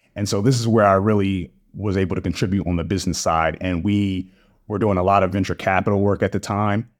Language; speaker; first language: English; native; English